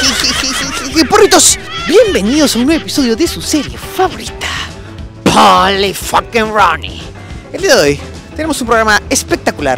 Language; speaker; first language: Spanish; native; Spanish